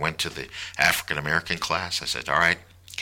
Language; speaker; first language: English; native; English